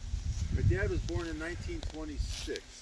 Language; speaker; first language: English; native; English